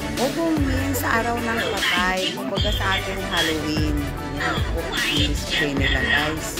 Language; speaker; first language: Filipino; non-native, local second language; Cebuano